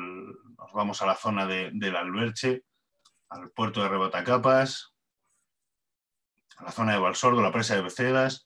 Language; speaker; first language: Spanish; native; Spanish